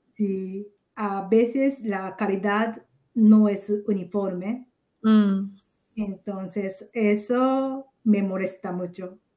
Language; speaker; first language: Spanish; non-native, fluent; Japanese